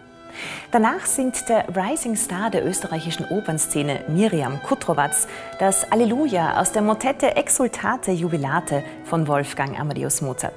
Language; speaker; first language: German; native; German